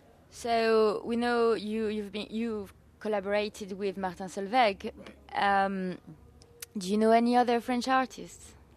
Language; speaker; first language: English; non-native, fluent; French